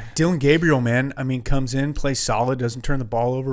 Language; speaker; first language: English; native; English